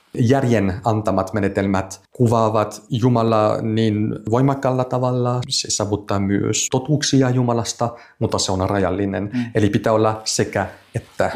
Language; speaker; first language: Finnish; non-native, fluent; French